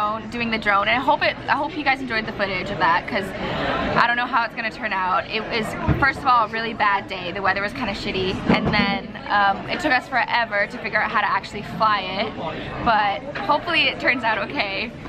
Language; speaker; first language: English; native; English